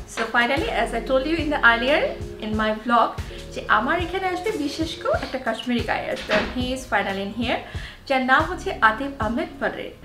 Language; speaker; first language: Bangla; native; Bangla